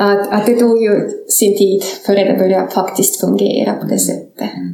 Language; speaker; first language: Swedish; non-native, fluent; Estonian